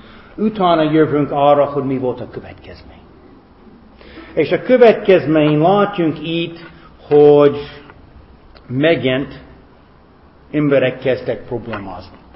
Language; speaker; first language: Hungarian; non-native, fluent; English